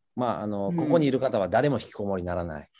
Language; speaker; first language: Japanese; native; Japanese